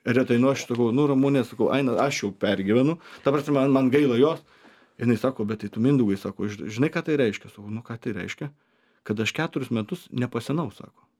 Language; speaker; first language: Lithuanian; native; Lithuanian